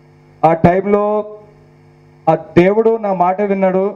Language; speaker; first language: Telugu; non-native, local second language; Hindi